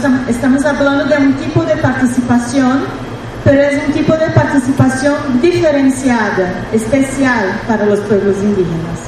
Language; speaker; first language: Spanish; non-native, fluent; Portuguese